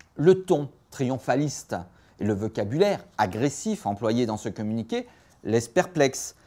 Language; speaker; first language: French; native; French